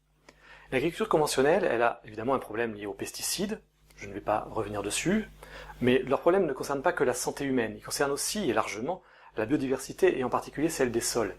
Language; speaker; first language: French; native; French